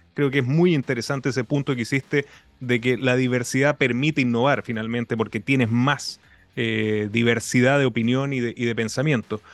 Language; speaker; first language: Spanish; native; Spanish